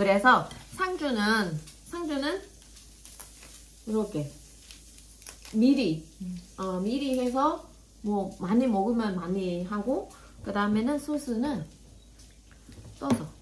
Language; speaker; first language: Korean; non-native, fluent; Vietnamese